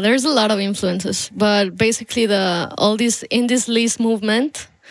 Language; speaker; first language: English; non-native, fluent; Spanish